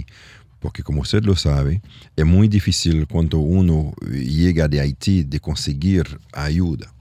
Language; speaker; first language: Spanish; non-native, learner; French